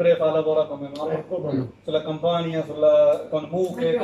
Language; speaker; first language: Italian; non-native, learner; Urdu